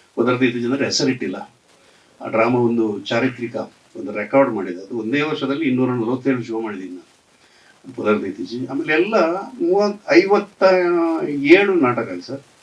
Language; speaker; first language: Kannada; non-native, local second language; Tulu